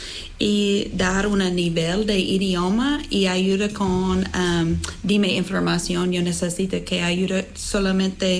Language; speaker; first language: Spanish; non-native, learner; English